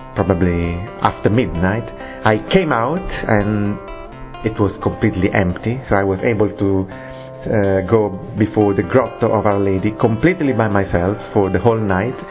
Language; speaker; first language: English; non-native, fluent; Italian